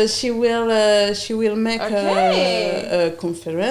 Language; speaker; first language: English; non-native, learner; French